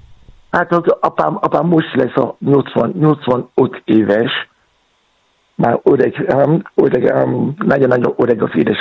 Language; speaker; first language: Hungarian; non-native, fluent; Yoruba